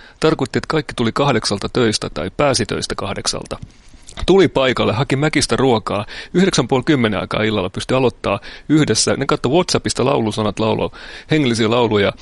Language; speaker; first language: Finnish; native; Finnish